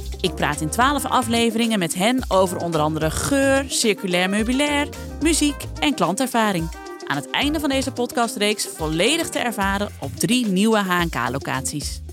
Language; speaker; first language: Dutch; native; Dutch